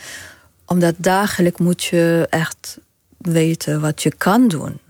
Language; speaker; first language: Dutch; non-native, fluent; Arabic